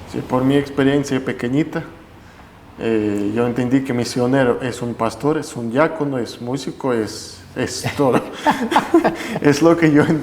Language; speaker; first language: Spanish; non-native, fluent; Russian